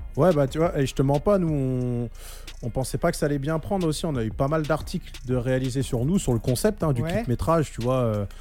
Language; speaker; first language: French; native; French